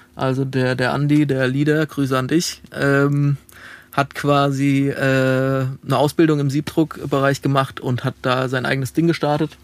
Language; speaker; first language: German; native; German